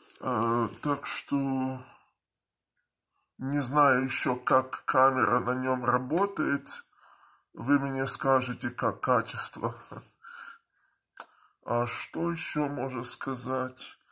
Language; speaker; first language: Russian; early bilingual, heritage; Russian